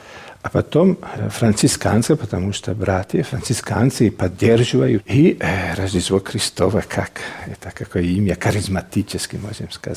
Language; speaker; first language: Russian; non-native, fluent; Italian